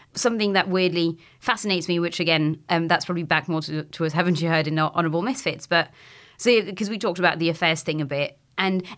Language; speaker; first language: English; non-native, fluent; French